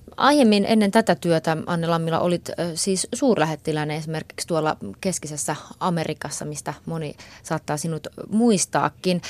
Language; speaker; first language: Finnish; native; Finnish